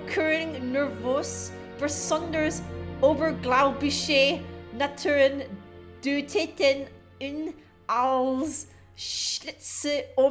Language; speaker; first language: German; non-native, learner; English